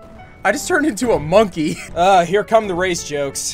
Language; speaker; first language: English; native; English